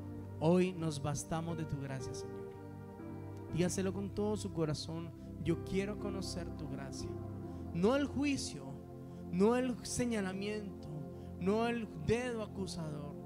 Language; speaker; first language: Spanish; native; Spanish